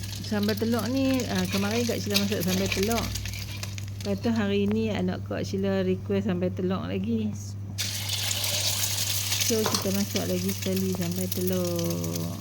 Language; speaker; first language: Malay; native; Malay